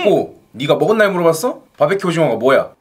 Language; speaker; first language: Korean; native; Korean